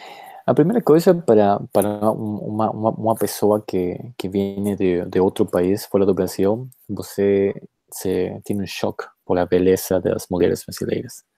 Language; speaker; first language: Portuguese; non-native, fluent; Spanish